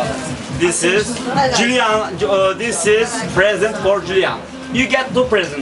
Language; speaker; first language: English; non-native, learner; Turkish